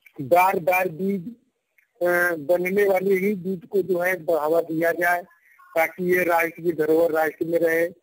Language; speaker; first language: Hindi; native; Hindi